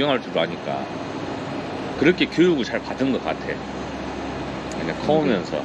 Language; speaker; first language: Korean; native; Korean